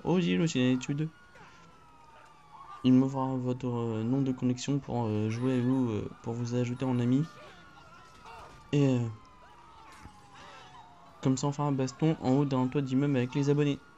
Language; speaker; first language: French; native; French